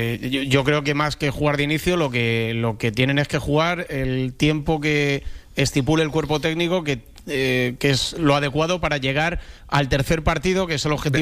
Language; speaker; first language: Spanish; native; Spanish